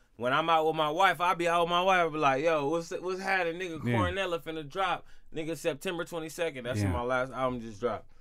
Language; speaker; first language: English; native; English